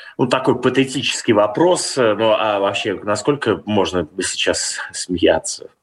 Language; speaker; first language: Russian; native; Russian